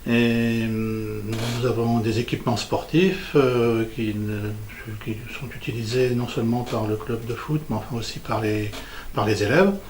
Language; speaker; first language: French; native; French